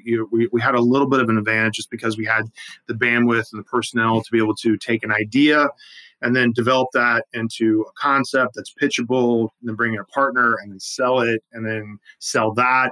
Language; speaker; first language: English; native; English